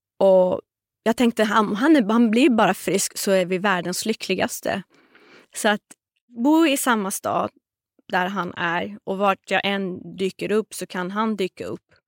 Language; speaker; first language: Swedish; non-native, fluent; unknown